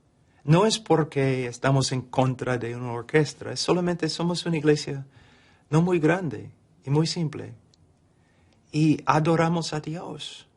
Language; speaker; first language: Spanish; non-native, fluent; English